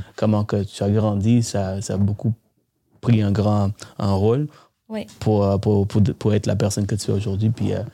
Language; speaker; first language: French; early bilingual, other home language; Tamil